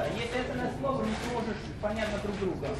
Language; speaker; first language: Russian; non-native, learner; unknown